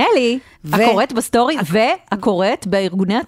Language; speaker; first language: Hebrew; native; Hebrew